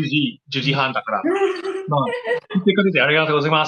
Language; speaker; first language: Japanese; non-native, learner; English